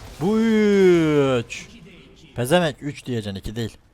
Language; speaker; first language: Turkish; native; Turkish